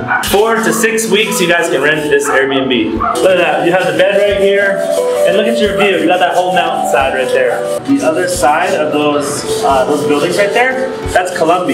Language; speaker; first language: English; native; English